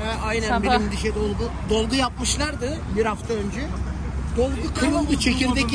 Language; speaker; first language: Turkish; native; Turkish